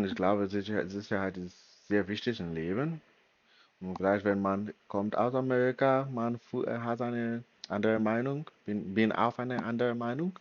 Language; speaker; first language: German; non-native, learner; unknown